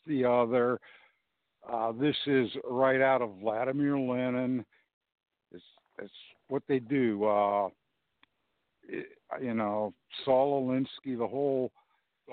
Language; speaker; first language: English; native; English